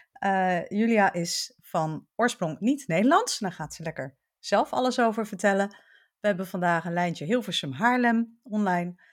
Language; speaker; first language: Dutch; native; Dutch